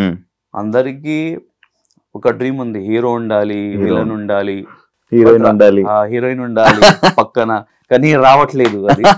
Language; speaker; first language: Telugu; non-native, learner; Hindi